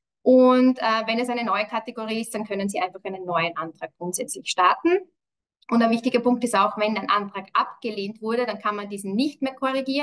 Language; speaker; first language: German; native; German